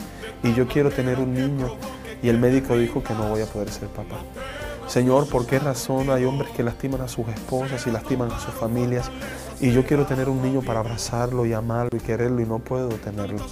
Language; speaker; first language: Spanish; native; Spanish